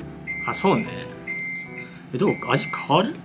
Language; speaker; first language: Japanese; native; Japanese